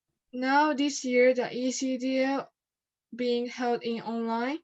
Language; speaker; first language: English; non-native, learner; Japanese